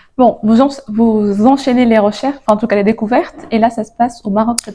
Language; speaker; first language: French; native; French